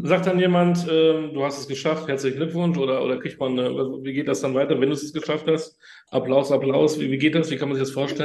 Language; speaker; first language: German; native; German